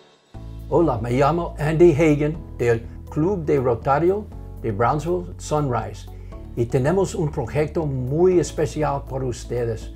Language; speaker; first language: Spanish; non-native, learner; English